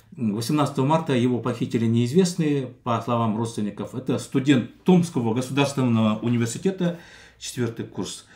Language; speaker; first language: Russian; non-native, local second language; Kazakh